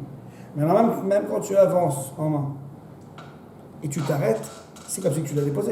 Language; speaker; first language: French; native; French